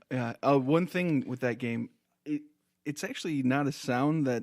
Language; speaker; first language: English; native; English